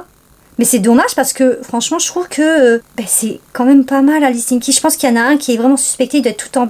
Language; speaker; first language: French; native; French